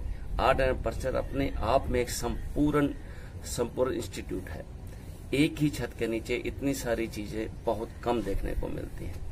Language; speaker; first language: Hindi; native; Hindi